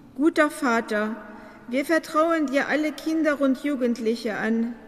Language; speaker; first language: German; non-native, local second language; Luxembourgish